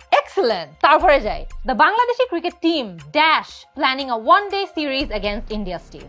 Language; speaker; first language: English; non-native, local second language; Bangla